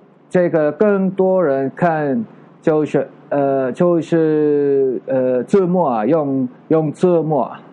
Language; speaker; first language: Chinese; non-native, learner; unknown